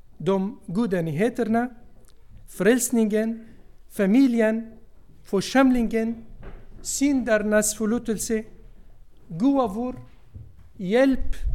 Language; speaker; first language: Swedish; non-native, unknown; Arabic